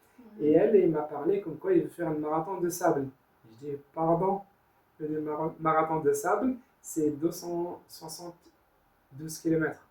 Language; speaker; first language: French; non-native, learner; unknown